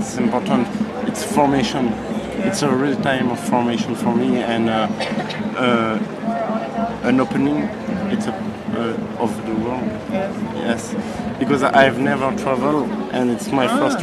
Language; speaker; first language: English; non-native, learner; French